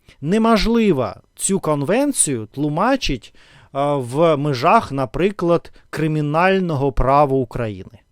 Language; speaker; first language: Ukrainian; non-native, learner; Russian